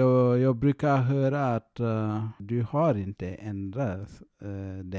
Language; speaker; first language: Swedish; non-native, fluent; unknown